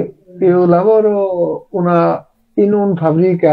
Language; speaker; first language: Italian; non-native, learner; Bangla